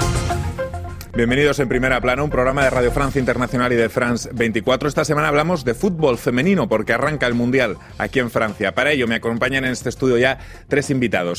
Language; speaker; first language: Spanish; native; Spanish